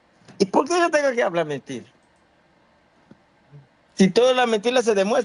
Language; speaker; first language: Spanish; non-native, fluent; Haitian Creole